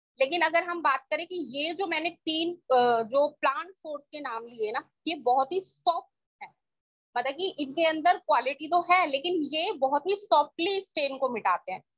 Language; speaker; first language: Hindi; native; Hindi